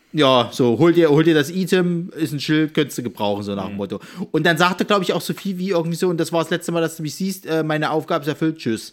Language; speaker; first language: German; native; German